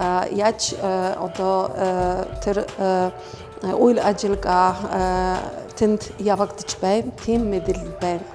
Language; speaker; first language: Mongolian; non-native, fluent; Polish